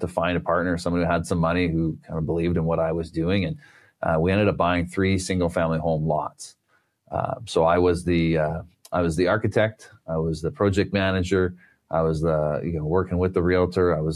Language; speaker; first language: English; native; English